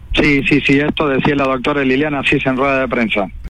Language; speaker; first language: Spanish; native; Spanish